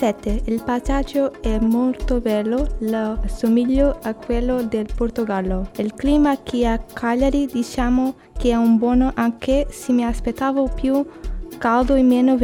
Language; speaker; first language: Italian; non-native, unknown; Portuguese